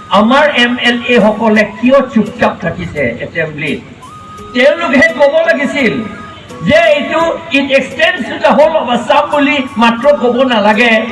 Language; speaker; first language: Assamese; non-native, local second language; Karbi